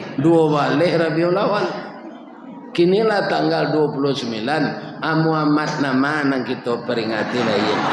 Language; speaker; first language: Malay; non-native, local second language; Minangkabau